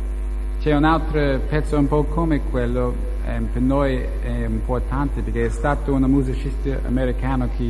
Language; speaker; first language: Italian; non-native, learner; English